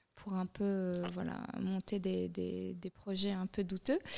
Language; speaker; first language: French; non-native, local second language; Arabic